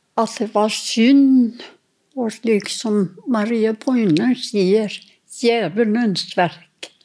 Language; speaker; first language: Norwegian; non-native, fluent; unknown